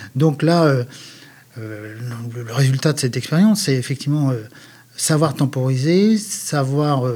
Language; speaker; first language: French; native; French